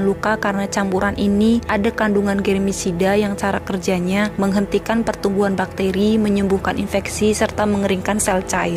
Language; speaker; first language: Indonesian; native; Indonesian